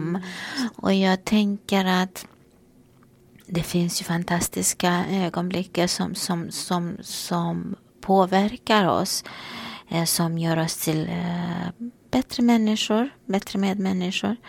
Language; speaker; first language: Swedish; non-native, fluent; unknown